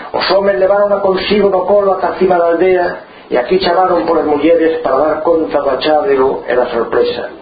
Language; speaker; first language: Galician; non-native, local second language; Spanish